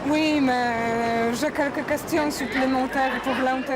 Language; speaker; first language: French; non-native, learner; Polish